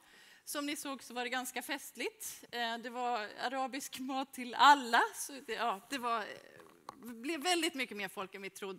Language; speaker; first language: Swedish; native; Swedish